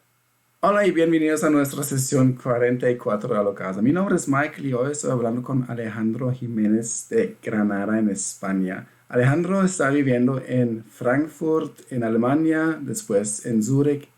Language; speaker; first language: Spanish; non-native, fluent; German